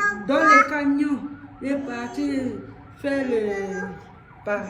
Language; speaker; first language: French; non-native, local second language; Sango